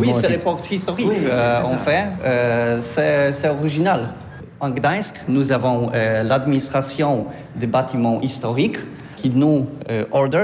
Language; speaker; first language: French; non-native, learner; Polish